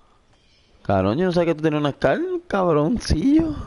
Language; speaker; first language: Spanish; native; Spanish